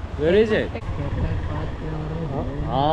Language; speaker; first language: Korean; native; Korean